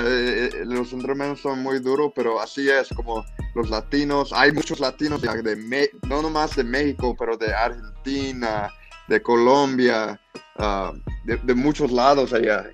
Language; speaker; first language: Spanish; early bilingual, heritage; English